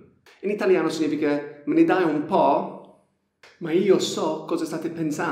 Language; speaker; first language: Italian; non-native, fluent; English